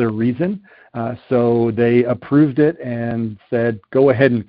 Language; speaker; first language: English; native; English